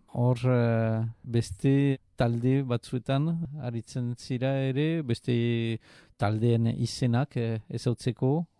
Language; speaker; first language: Basque; native; Basque